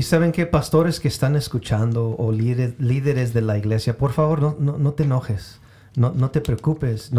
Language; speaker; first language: Spanish; early bilingual, heritage; Spanish